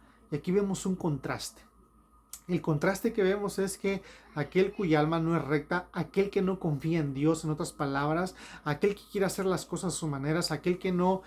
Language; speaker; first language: Spanish; native; Spanish